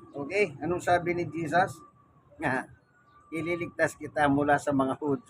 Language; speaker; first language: Filipino; native; Filipino